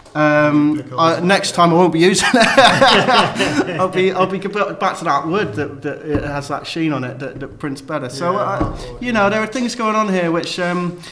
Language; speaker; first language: English; native; English